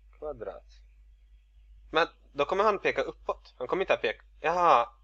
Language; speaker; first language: Swedish; non-native, fluent; Russian